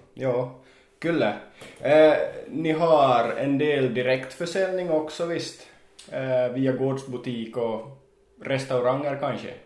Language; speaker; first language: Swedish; native; Swedish